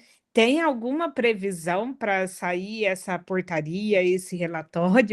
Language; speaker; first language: Portuguese; native; Portuguese